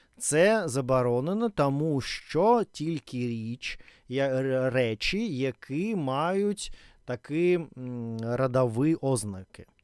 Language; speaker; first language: Ukrainian; non-native, learner; Russian